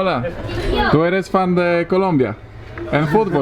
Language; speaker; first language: Spanish; non-native, learner; Polish